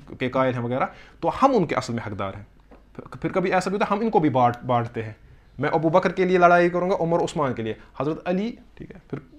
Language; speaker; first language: Urdu; non-native, local second language; Kashmiri